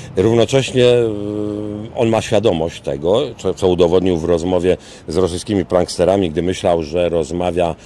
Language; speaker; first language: Polish; native; Polish